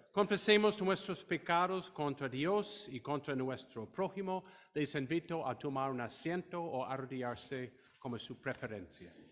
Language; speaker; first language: Spanish; non-native, fluent; English